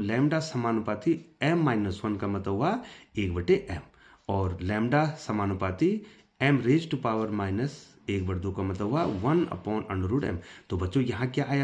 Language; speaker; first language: Hindi; native; Hindi